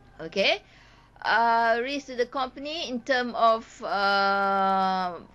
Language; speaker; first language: English; non-native, local second language; Malay